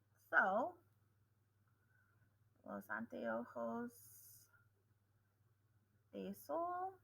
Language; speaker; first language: Spanish; non-native, fluent; English